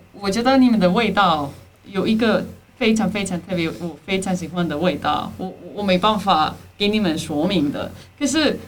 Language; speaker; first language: Chinese; non-native, learner; Spanish